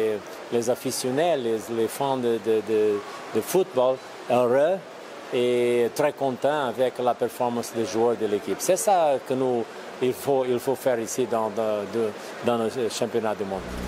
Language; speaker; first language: French; non-native, fluent; Portuguese